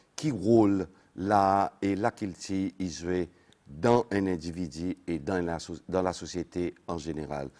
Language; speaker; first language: French; non-native, local second language; Seselwa Creole French